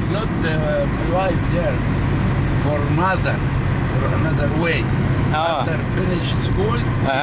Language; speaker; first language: English; non-native, learner; Arabic